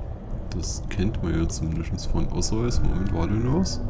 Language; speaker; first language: German; native; German